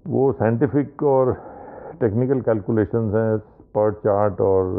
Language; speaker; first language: Hindi; native; Hindi